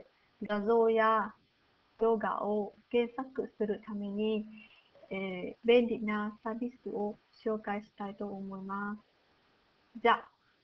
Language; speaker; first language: Japanese; non-native, learner; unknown